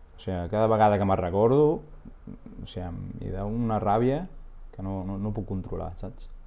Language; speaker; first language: Catalan; non-native, fluent; Arabic